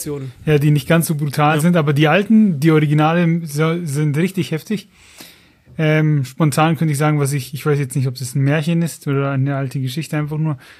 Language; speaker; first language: German; native; German